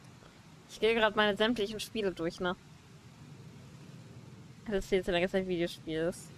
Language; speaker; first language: German; native; German